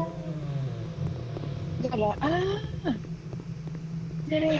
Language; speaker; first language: Filipino; native; Filipino